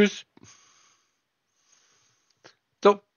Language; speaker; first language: German; native; German